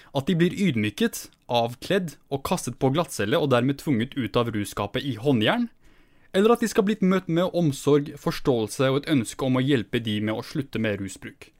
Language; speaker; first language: Norwegian; early bilingual, other home language; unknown